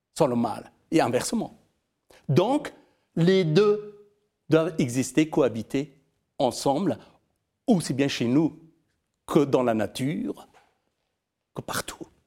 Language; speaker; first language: French; non-native, fluent; Persian